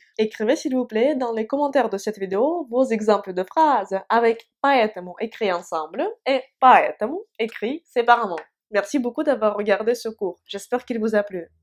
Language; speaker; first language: French; non-native, fluent; Russian